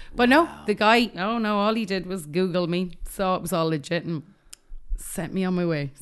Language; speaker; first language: English; native; English